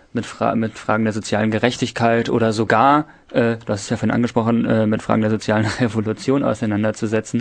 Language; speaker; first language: German; native; German